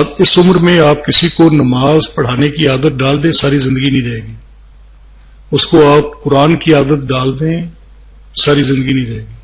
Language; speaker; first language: Urdu; non-native, local second language; Punjabi